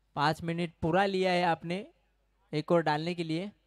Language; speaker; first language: Hindi; non-native, local second language; Marathi